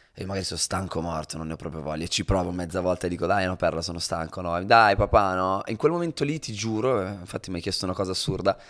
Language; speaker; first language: Italian; native; Italian